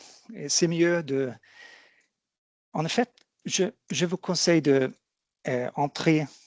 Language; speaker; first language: French; non-native, fluent; Swedish